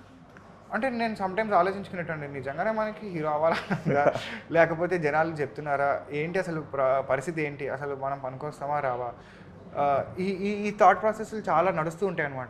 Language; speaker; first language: Telugu; native; Telugu